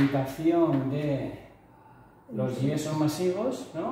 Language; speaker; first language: Spanish; native; Spanish